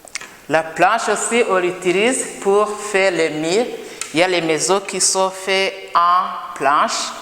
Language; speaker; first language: French; non-native, local second language; Kinyarwanda